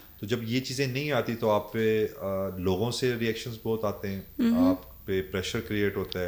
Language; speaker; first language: Urdu; non-native, local second language; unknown